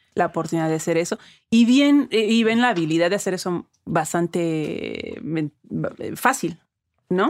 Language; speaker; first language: Spanish; early bilingual, other home language; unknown